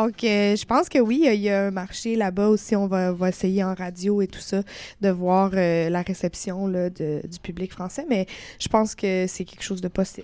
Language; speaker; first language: French; native; French